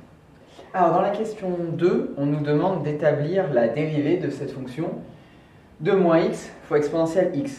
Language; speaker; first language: French; native; French